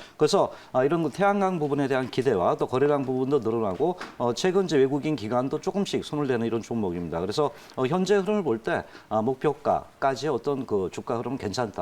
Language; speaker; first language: Korean; native; Korean